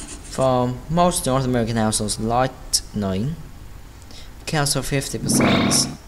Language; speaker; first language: English; non-native, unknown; Vietnamese